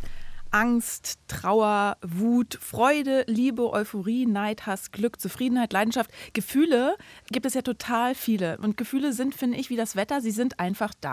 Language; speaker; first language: German; native; German